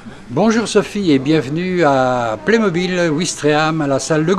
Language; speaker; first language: French; native; French